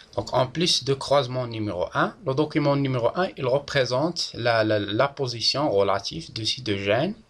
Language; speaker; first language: French; non-native, local second language; Arabic